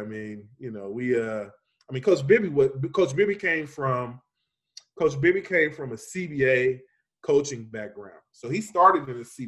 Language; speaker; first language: English; native; English